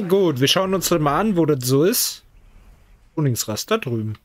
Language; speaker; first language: German; native; German